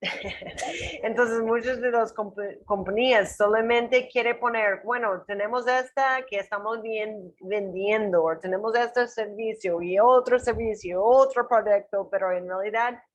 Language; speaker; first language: Spanish; non-native, learner; English